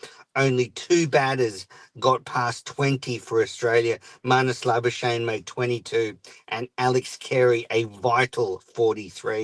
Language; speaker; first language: English; native; English